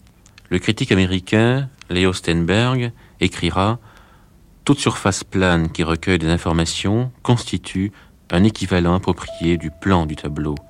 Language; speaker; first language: French; native; French